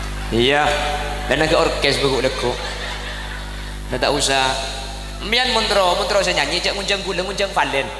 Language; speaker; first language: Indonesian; non-native, local second language; Madurese